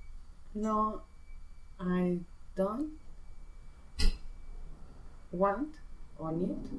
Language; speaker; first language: English; non-native, learner; Spanish